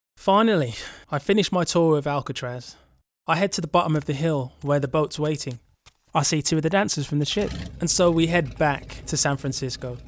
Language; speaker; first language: English; native; English